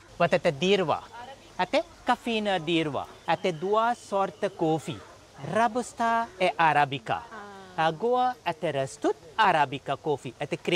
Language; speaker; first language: Russian; non-native, learner; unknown